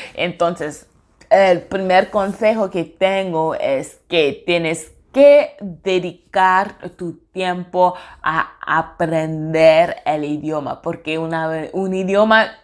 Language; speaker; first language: Spanish; non-native, fluent; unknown